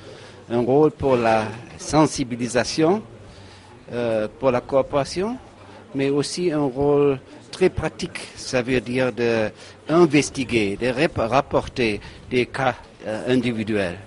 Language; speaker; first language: French; non-native, fluent; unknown